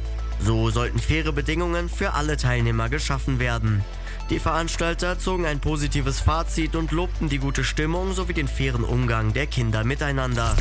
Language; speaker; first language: German; native; German